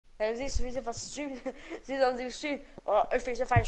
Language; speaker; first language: German; non-native, local second language; Luxembourgish